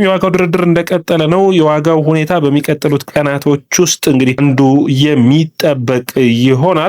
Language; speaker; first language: Amharic; native; Amharic